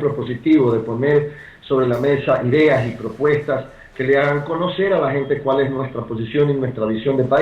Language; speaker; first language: Spanish; native; Spanish